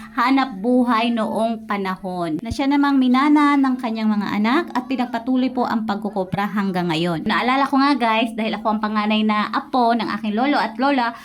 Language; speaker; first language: Filipino; non-native, local second language; Bikol